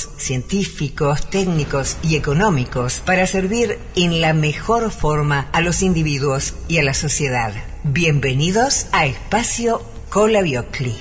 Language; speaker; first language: Spanish; native; Spanish